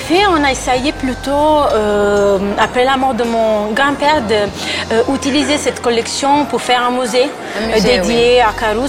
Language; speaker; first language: French; non-native, fluent; Italian